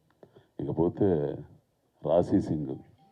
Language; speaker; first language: Telugu; native; Telugu